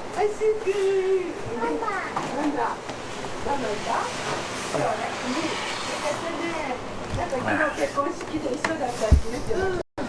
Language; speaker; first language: Japanese; native; Japanese